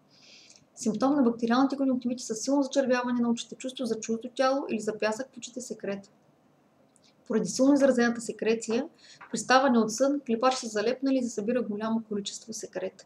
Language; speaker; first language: Bulgarian; native; Bulgarian